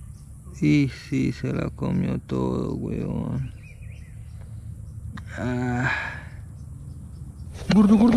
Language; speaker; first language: Spanish; native; Spanish